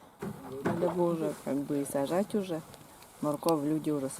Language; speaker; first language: Russian; native; Russian